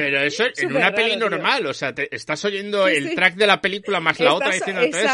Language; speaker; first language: Spanish; native; Spanish